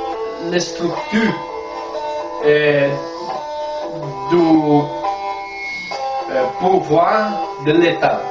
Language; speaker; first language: French; non-native, learner; Spanish